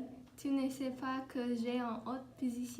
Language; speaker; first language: French; non-native, learner; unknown